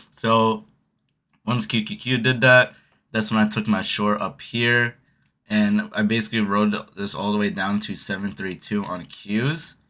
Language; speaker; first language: English; native; English